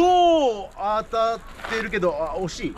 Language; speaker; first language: Japanese; early bilingual, other home language; English